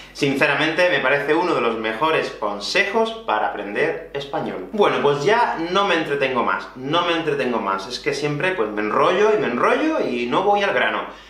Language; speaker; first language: Spanish; native; Spanish